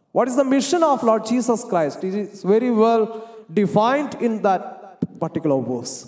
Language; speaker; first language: English; non-native, local second language; Malayalam